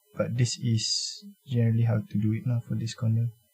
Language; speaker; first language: English; non-native, local second language; Malay